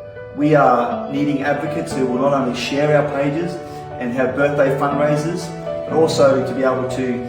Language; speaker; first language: English; native; English